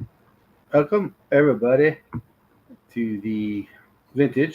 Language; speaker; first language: English; native; English